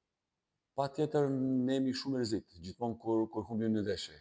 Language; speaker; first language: Albanian; non-native, learner; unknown